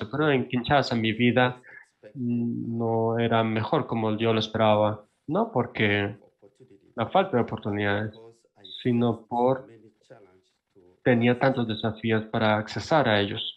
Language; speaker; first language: Spanish; non-native, fluent; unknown